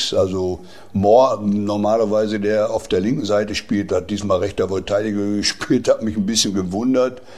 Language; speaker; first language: German; native; German